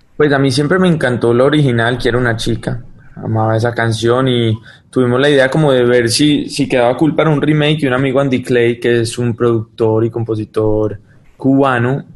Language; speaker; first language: Spanish; early bilingual, heritage; Spanish